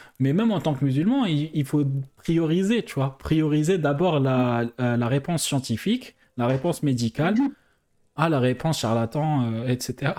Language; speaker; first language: French; non-native, local second language; Arabic